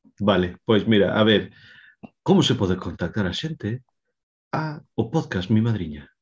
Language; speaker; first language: Galician; non-native, local second language; Spanish